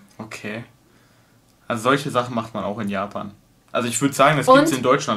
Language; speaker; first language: German; native; German